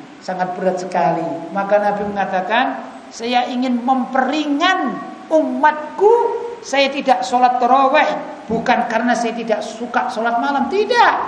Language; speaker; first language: Indonesian; native; Indonesian